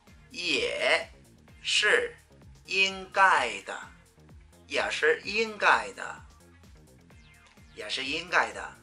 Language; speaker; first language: Chinese; non-native, fluent; Vietnamese